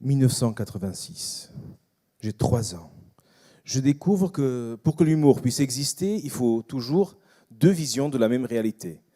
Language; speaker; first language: French; non-native, fluent; Portuguese